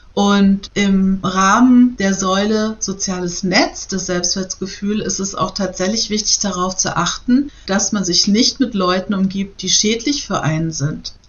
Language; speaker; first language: German; native; German